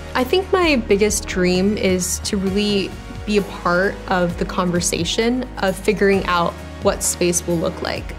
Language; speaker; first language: English; native; English